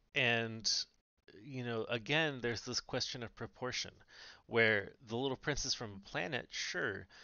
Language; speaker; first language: English; native; English